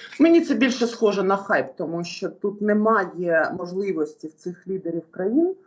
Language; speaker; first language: Ukrainian; native; Ukrainian